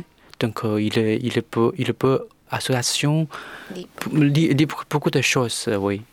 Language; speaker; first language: French; non-native, learner; Chinese